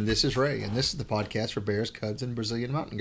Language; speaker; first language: English; native; English